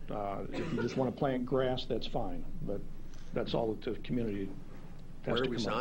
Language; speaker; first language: English; native; English